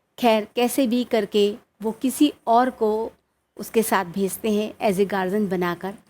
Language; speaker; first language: Hindi; native; Hindi